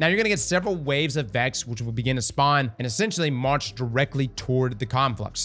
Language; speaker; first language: English; native; English